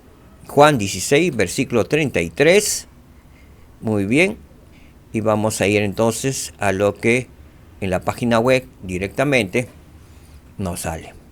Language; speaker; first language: Spanish; native; Spanish